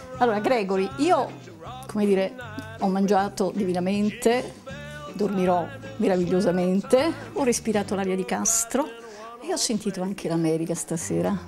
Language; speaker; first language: Italian; native; Italian